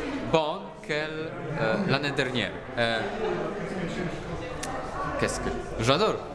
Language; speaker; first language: French; non-native, learner; Romanian